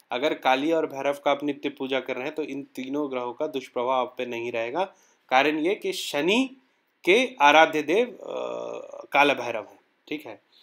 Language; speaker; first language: Hindi; native; Hindi